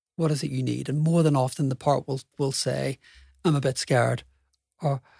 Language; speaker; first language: English; native; English